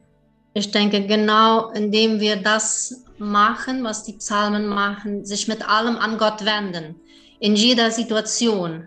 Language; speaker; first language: German; early bilingual, heritage; German